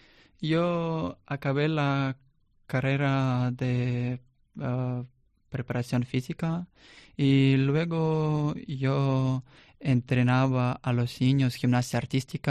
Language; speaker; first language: Spanish; non-native, learner; Russian